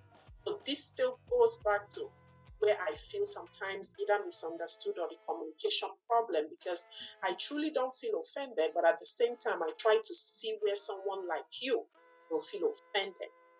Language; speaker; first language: English; non-native, local second language; Igbo